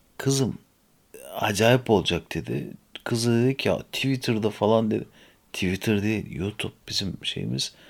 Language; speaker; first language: Turkish; native; Turkish